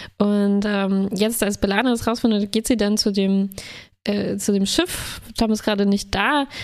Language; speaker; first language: German; native; German